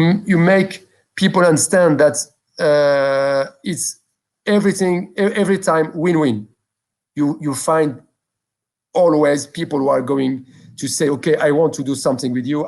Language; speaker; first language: English; non-native, local second language; French